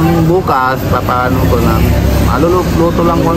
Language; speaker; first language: Filipino; non-native, learner; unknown